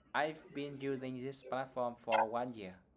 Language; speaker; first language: English; non-native, learner; Vietnamese